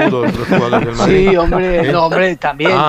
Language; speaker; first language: Spanish; native; Spanish